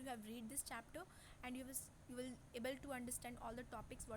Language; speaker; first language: English; non-native, local second language; Hindi